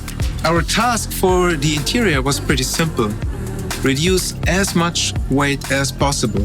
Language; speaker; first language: English; non-native, fluent; German